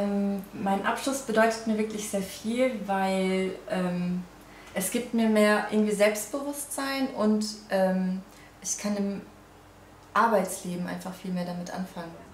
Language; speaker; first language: German; early bilingual, other home language; Turkish